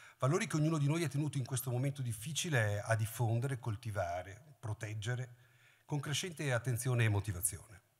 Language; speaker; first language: Italian; native; Italian